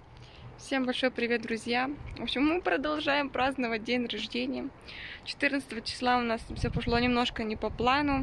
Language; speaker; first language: Russian; native; Russian